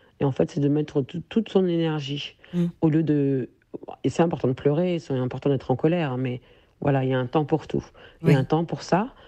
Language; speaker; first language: French; early bilingual, other home language; Soninke